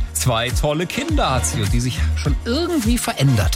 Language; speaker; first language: German; native; German